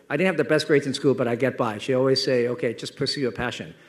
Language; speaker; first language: English; non-native, local second language; Cantonese